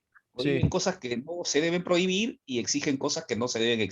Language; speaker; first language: Spanish; native; Spanish